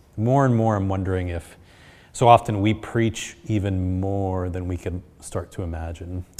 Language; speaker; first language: English; early bilingual, other home language; Spanish